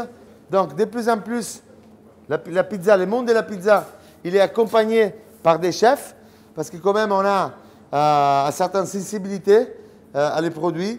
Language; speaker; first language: French; non-native, fluent; Italian